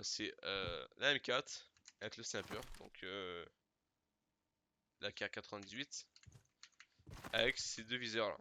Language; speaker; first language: French; native; French